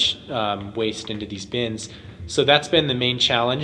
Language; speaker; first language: English; native; English